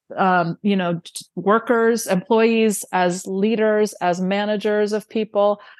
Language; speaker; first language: English; early bilingual, other home language; Romanian